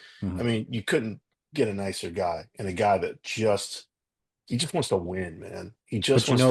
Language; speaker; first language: English; native; English